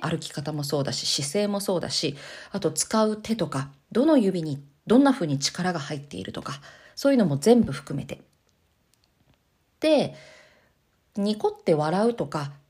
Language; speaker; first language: Japanese; native; Japanese